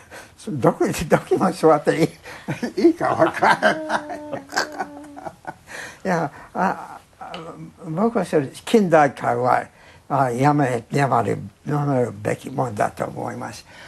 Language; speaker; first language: Japanese; non-native, fluent; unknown